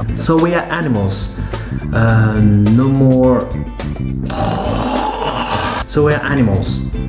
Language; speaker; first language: English; non-native, fluent; Portuguese